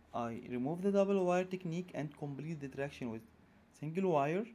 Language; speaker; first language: English; non-native, fluent; Arabic